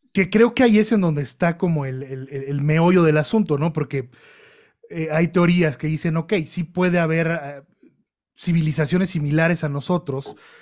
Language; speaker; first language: Spanish; native; Spanish